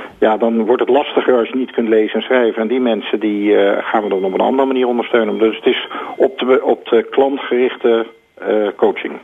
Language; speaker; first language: Dutch; native; Dutch